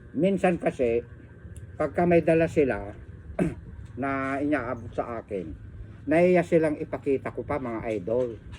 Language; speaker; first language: Filipino; native; Filipino